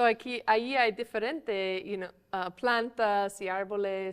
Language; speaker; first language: Spanish; non-native, fluent; English